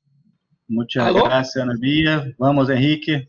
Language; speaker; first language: Spanish; non-native, learner; Portuguese